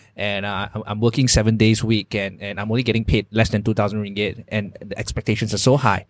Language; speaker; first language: English; non-native, local second language; Chinese